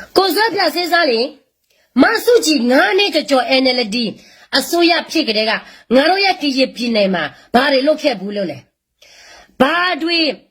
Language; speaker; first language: Burmese; non-native, local second language; S'gaw Karen